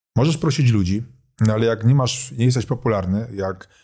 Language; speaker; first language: Polish; native; Polish